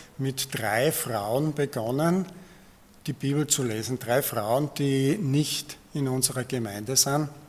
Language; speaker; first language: German; native; German